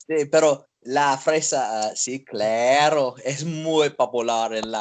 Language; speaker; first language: Spanish; non-native, learner; English